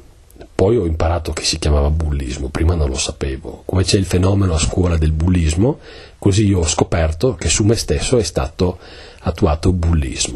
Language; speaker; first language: Italian; native; Italian